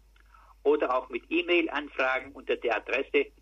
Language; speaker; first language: German; native; German